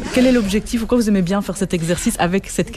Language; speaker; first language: French; native; French